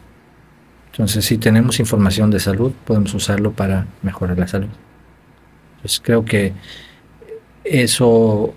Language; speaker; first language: Spanish; native; Spanish